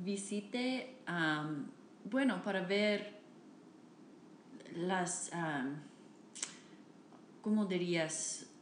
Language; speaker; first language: Spanish; non-native, fluent; English